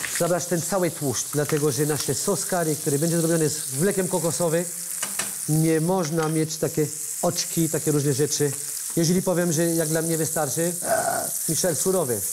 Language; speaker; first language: Polish; non-native, learner; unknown